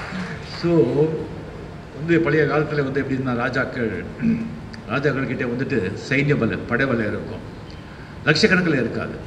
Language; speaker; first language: Tamil; non-native, fluent; Marathi